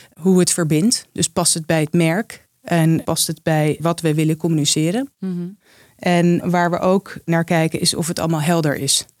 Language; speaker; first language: Dutch; native; Dutch